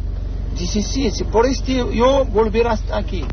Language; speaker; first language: Spanish; non-native, learner; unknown